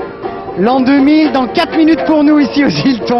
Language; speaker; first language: French; native; French